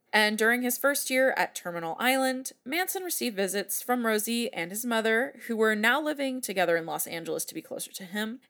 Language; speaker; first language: English; native; English